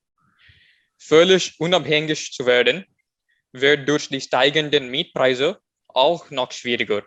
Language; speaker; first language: German; non-native, learner; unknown